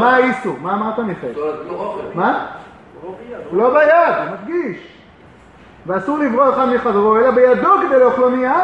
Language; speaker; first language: Hebrew; native; Hebrew